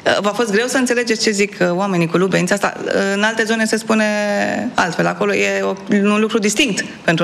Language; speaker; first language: Romanian; native; Romanian